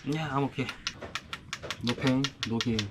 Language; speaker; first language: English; non-native, learner; Korean